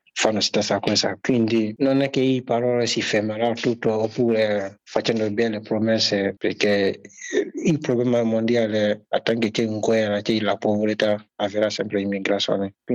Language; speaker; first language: Italian; non-native, learner; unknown